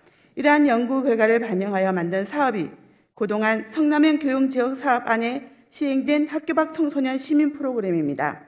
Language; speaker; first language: Korean; native; Korean